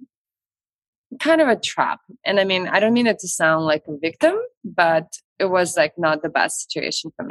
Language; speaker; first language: English; non-native, fluent; Russian